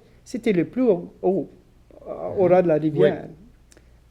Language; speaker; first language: French; non-native, local second language; English